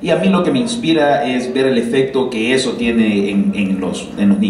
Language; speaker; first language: Spanish; native; Spanish